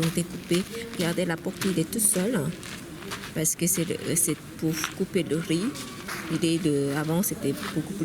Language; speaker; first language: French; non-native, learner; Korean